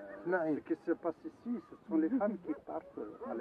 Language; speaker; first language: French; non-native, local second language; Arabic